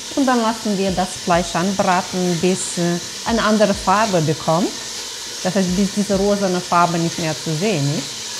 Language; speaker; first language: German; non-native, fluent; Romanian